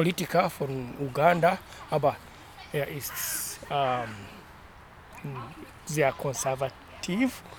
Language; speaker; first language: German; non-native, learner; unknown